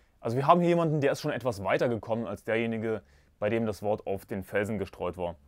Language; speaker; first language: German; native; German